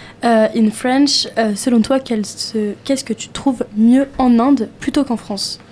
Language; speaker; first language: French; native; French